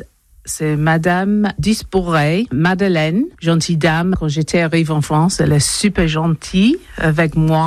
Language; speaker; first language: French; non-native, learner; English